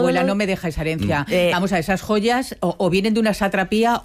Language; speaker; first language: Spanish; native; Spanish